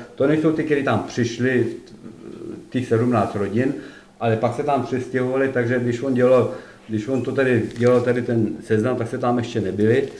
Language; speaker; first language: Czech; early bilingual, heritage; Czech